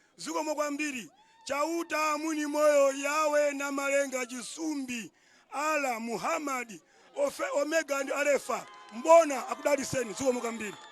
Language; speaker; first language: Nyanja; non-native, local second language; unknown